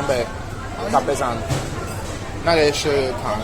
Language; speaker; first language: Chinese; non-native, learner; Italian